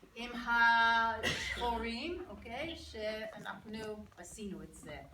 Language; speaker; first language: Hebrew; non-native, learner; English